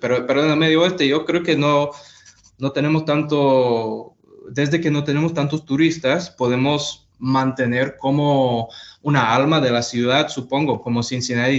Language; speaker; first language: Spanish; non-native, fluent; English